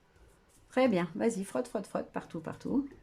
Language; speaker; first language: French; native; French